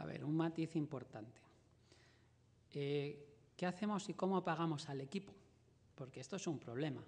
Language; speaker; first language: Spanish; native; Spanish